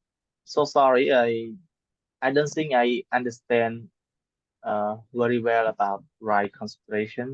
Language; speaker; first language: English; non-native, fluent; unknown